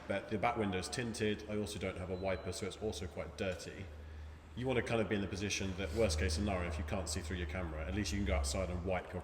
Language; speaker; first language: English; native; English